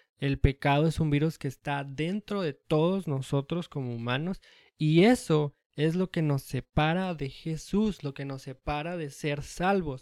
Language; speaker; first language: Spanish; early bilingual, heritage; Spanish